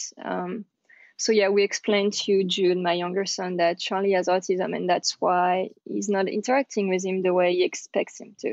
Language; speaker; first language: English; non-native, fluent; French